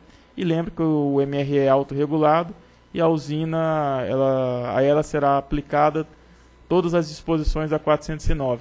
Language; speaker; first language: Portuguese; native; Portuguese